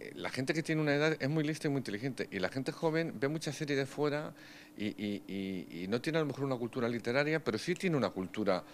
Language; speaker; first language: Spanish; native; Spanish